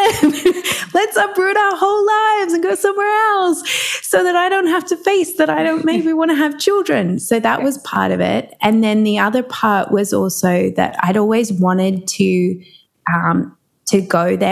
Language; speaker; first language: English; native; English